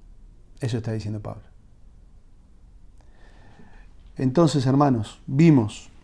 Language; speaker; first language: Spanish; native; Spanish